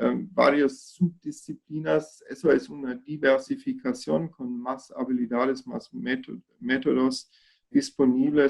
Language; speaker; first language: Spanish; non-native, fluent; German